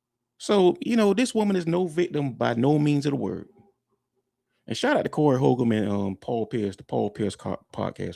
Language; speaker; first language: English; native; English